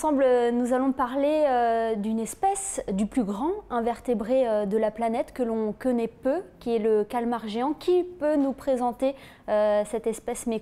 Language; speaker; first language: French; native; French